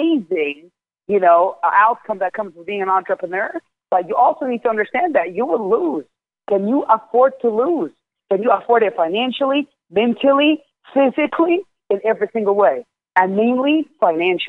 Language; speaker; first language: English; non-native, fluent; Arabic